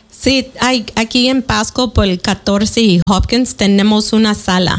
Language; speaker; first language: Spanish; early bilingual, heritage; Spanish